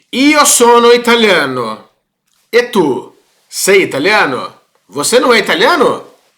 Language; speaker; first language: Portuguese; native; Portuguese